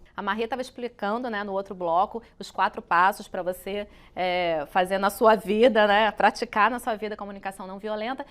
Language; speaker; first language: Portuguese; native; Portuguese